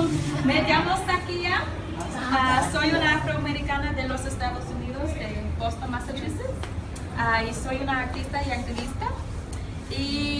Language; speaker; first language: Spanish; non-native, learner; English